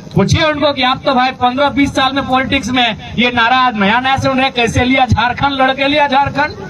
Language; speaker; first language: Hindi; native; Hindi